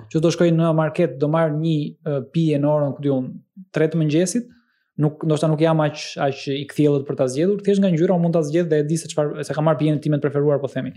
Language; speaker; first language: Albanian; native; Albanian